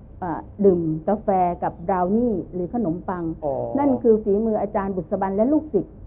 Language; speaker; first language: Thai; native; Thai